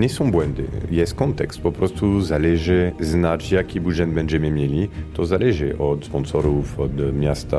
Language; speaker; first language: Polish; non-native, fluent; Italian